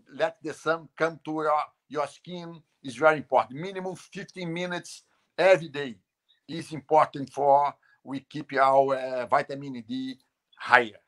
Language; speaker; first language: English; non-native, learner; Portuguese